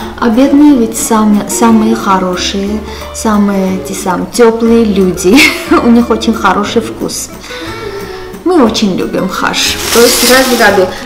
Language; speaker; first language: Russian; non-native, local second language; Armenian